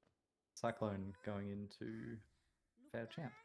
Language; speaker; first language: English; native; English